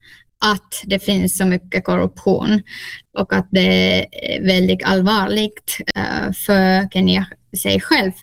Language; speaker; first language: Swedish; non-native, local second language; Finnish